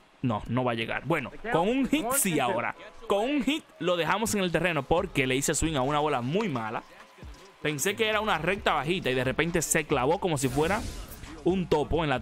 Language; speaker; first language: Spanish; native; Spanish